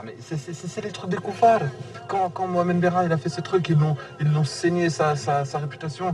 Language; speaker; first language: French; native; French